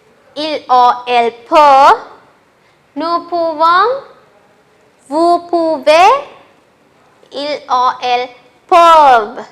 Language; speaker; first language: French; non-native, fluent; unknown